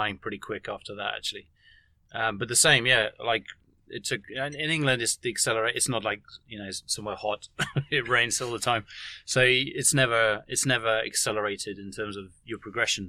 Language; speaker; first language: English; native; English